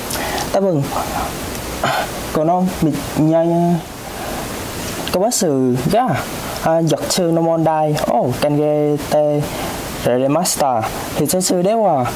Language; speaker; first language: Japanese; non-native, learner; Vietnamese